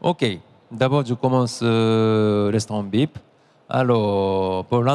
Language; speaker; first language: French; non-native, learner; Japanese